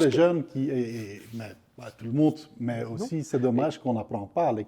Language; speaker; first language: French; non-native, local second language; Dutch